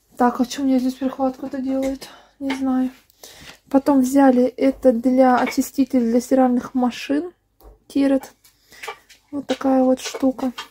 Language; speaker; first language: Russian; native; Russian